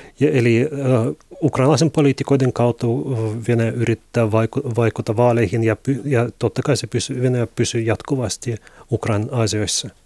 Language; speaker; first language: Finnish; non-native, learner; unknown